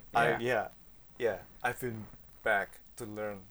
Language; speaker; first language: English; non-native, fluent; Indonesian